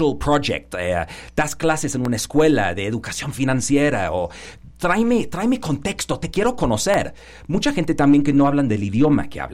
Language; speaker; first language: Spanish; non-native, fluent; English